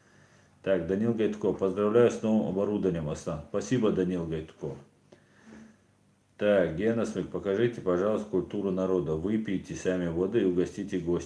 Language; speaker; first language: Russian; non-native, local second language; Chechen